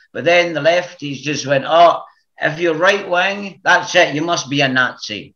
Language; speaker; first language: English; native; English